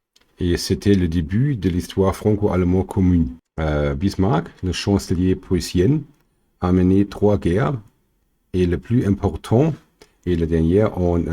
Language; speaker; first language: French; non-native, fluent; German